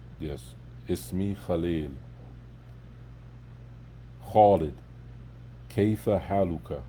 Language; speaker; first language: Arabic; non-native, fluent; English